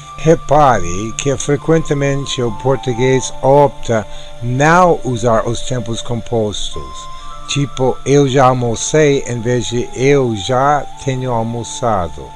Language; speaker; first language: Portuguese; non-native, fluent; English